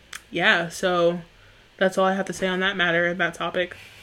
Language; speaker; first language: English; native; English